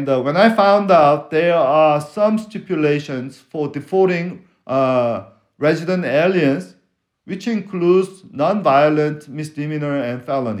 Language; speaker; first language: English; non-native, fluent; Korean